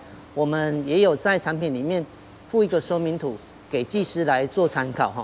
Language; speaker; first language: Chinese; native; Chinese